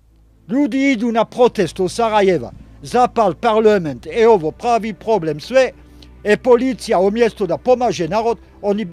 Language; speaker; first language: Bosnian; non-native, learner; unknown